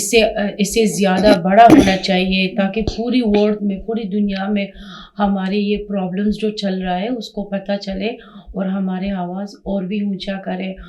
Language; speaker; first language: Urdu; non-native, fluent; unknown